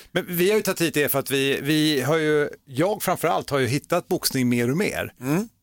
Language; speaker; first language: Swedish; native; Swedish